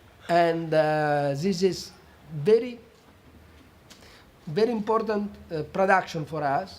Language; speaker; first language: English; non-native, fluent; Italian